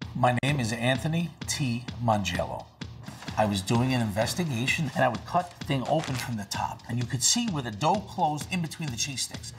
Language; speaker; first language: English; native; English